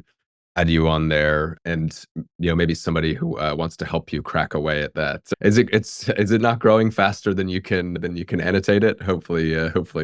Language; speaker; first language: English; native; English